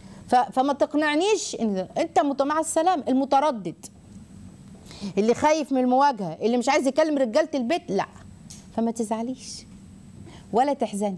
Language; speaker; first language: Arabic; native; Arabic